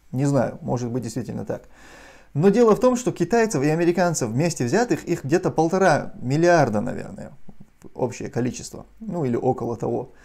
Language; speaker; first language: Russian; non-native, local second language; Chechen